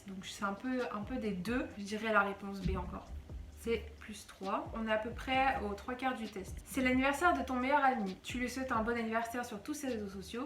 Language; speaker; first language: French; native; French